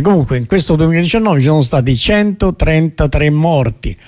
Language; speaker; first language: Italian; native; Italian